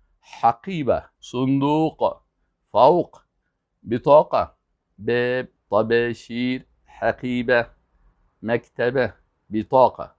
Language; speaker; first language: Arabic; non-native, fluent; Persian